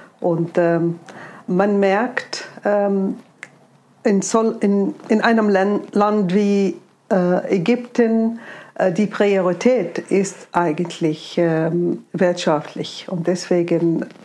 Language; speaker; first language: German; non-native, fluent; Arabic